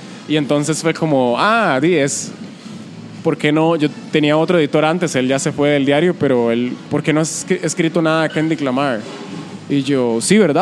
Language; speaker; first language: Spanish; native; Spanish